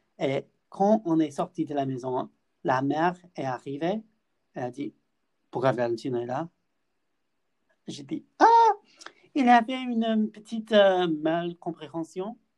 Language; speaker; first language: French; non-native, learner; English